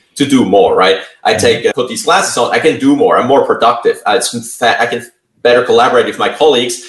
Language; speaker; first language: English; non-native, fluent; Swiss German